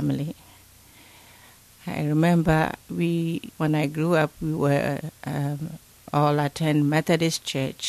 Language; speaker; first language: English; non-native, local second language; Akan